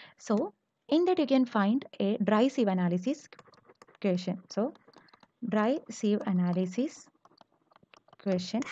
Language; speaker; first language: English; non-native, local second language; Malayalam